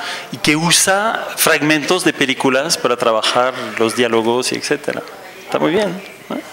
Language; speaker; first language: Spanish; non-native, fluent; French